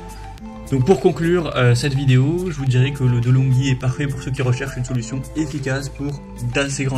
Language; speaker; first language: French; native; French